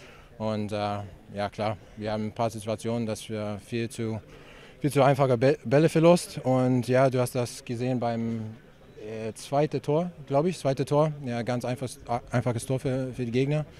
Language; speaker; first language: German; non-native, fluent; English